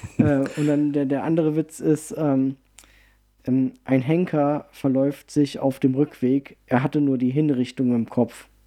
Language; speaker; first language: German; early bilingual, other home language; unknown